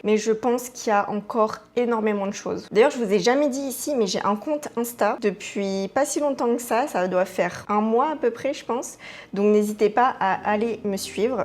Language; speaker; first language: French; native; French